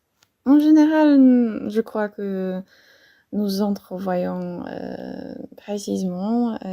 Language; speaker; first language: French; non-native, fluent; Polish